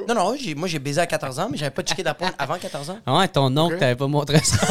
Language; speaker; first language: French; native; French